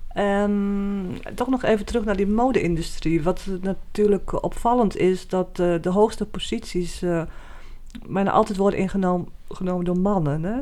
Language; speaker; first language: Dutch; native; Dutch